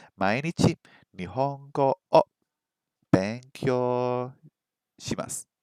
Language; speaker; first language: Japanese; non-native, learner; English